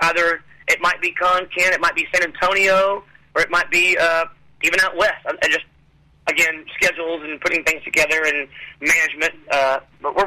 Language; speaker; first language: English; native; English